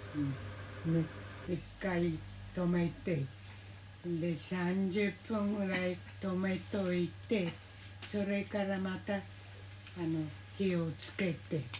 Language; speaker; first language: Japanese; native; Japanese